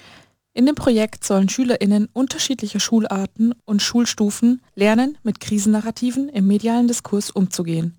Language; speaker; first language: German; native; German